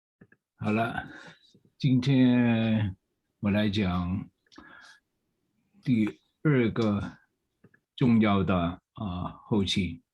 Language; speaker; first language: Chinese; non-native, fluent; English